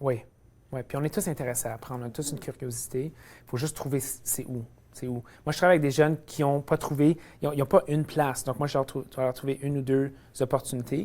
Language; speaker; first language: French; native; French